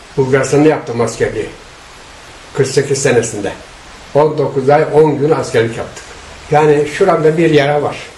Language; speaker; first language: Turkish; native; Turkish